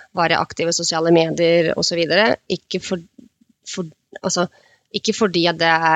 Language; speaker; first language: Norwegian; non-native, fluent; Russian